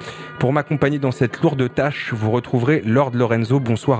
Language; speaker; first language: French; native; French